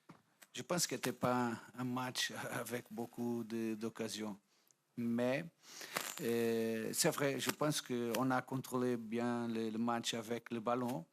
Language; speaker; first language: French; non-native, fluent; Portuguese